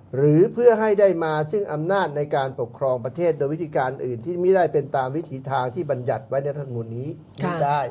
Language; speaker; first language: Thai; native; Thai